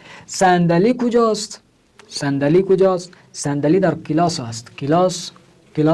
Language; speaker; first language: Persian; non-native, fluent; Urdu